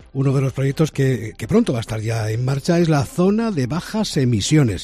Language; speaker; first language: Spanish; native; Spanish